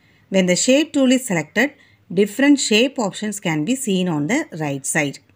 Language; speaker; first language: English; non-native, local second language; Tamil